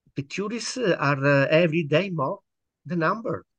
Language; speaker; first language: English; non-native, learner; Italian